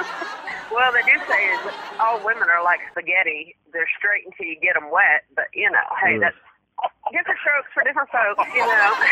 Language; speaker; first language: English; native; English